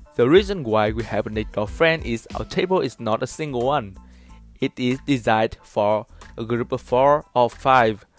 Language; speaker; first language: English; non-native, learner; Vietnamese